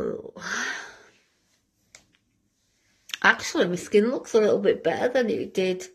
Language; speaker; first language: English; native; English